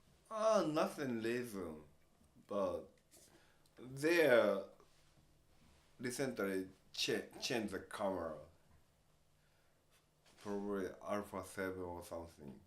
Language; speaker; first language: English; non-native, learner; Japanese